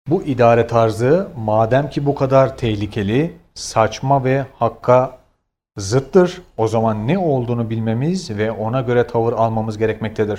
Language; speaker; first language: Turkish; native; Turkish